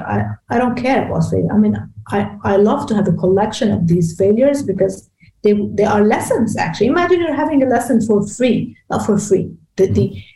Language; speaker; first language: English; non-native, fluent; Arabic